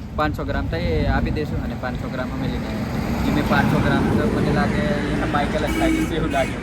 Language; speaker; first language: Gujarati; non-native, local second language; Rathawi